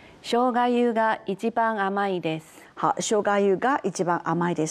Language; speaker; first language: Japanese; non-native, fluent; Chinese